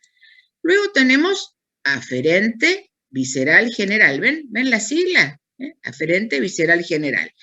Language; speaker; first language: Spanish; native; Spanish